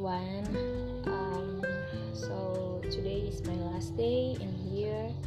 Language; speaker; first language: English; non-native, learner; Indonesian